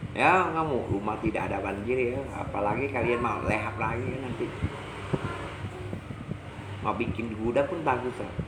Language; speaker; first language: Indonesian; non-native, local second language; Hakka Chinese